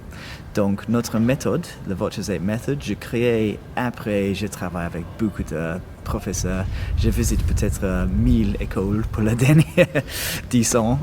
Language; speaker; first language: French; non-native, learner; English